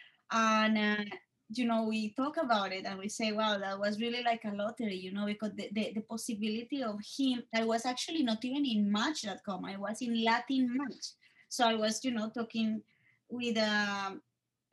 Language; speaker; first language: English; non-native, fluent; Spanish